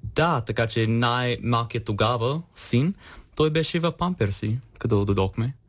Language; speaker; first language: Bulgarian; non-native, fluent; English